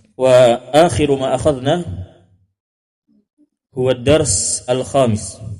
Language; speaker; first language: Arabic; non-native, fluent; Indonesian